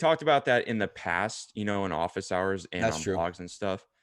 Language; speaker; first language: English; native; English